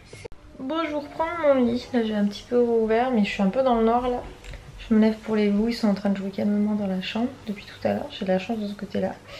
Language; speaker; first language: French; native; French